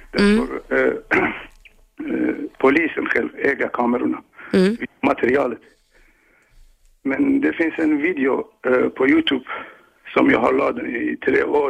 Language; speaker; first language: Swedish; non-native, learner; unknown